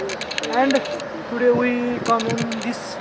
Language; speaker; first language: English; non-native, learner; Nepali